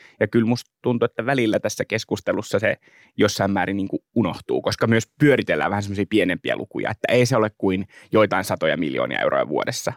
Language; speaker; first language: Finnish; native; Finnish